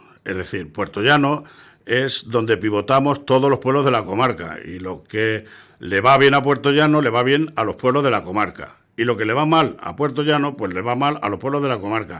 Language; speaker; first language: Spanish; native; Spanish